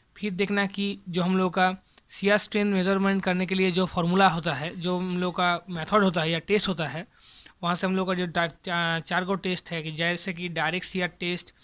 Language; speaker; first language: Hindi; non-native, local second language; Bangla